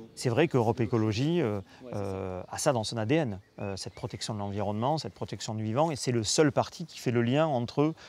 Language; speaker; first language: French; native; French